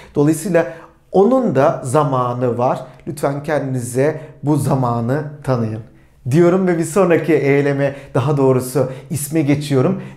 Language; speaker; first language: Turkish; native; Turkish